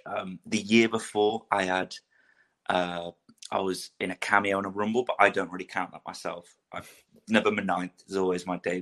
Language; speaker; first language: English; native; English